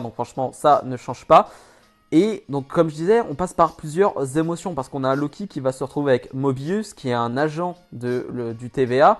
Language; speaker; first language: French; native; French